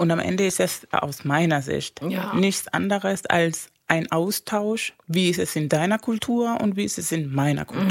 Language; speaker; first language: German; non-native, fluent; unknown